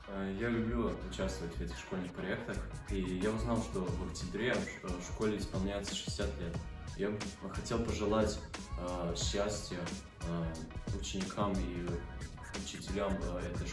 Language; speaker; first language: Russian; early bilingual, heritage; Russian